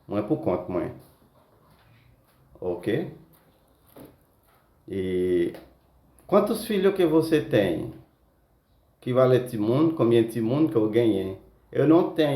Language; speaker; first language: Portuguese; non-native, fluent; Haitian Creole